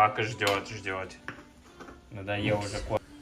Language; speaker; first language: Russian; native; Russian